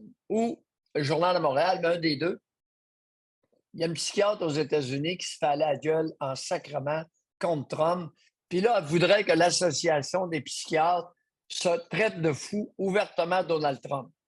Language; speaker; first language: French; native; French